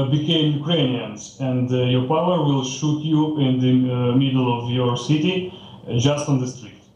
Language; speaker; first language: English; non-native, fluent; Ukrainian